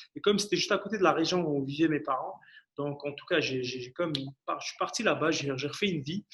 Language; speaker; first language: French; early bilingual, other home language; Arabic